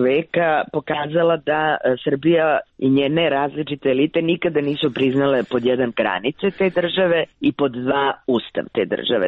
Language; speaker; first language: Croatian; native; Croatian